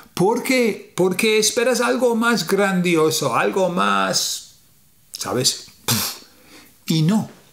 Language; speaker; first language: Spanish; non-native, fluent; English